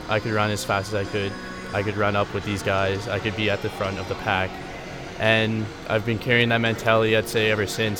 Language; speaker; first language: English; native; English